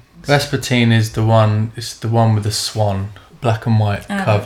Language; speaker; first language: English; native; English